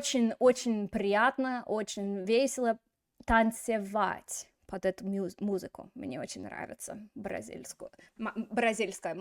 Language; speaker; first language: Russian; non-native, fluent; English